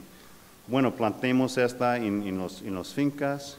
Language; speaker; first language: Spanish; non-native, fluent; English